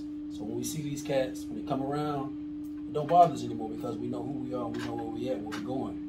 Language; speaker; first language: English; native; English